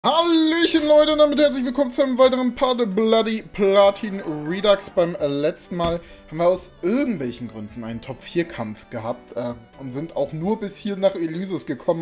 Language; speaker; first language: German; native; German